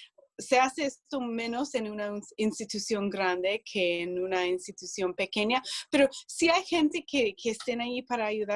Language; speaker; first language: Spanish; non-native, fluent; English